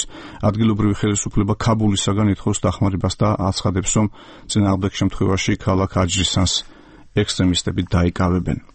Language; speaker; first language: Georgian; native; Georgian